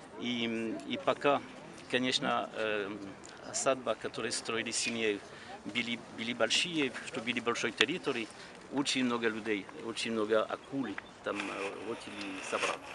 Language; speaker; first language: Russian; non-native, learner; French